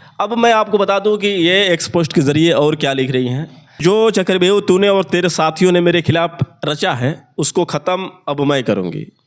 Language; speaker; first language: Hindi; native; Hindi